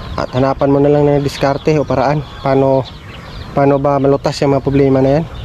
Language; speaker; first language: Filipino; non-native, local second language; Cebuano